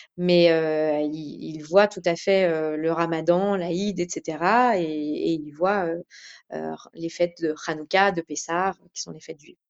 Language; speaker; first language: French; native; French